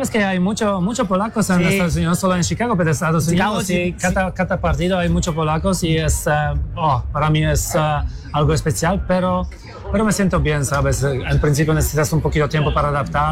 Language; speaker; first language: Spanish; non-native, learner; Polish